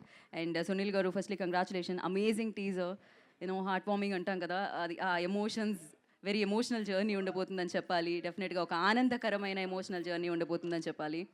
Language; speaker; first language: Telugu; native; Telugu